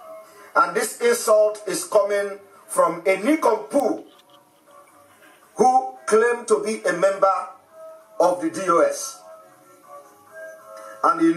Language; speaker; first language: English; non-native, local second language; Igbo